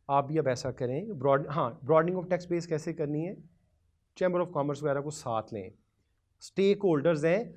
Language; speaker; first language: Urdu; non-native, local second language; Punjabi